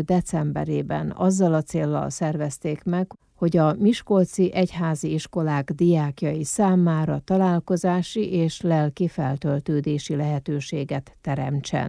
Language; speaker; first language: Hungarian; native; Hungarian